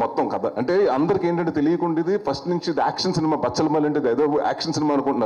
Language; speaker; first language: Telugu; native; Telugu